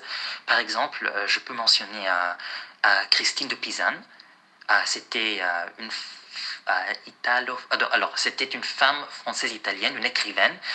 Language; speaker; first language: French; non-native, fluent; Arabic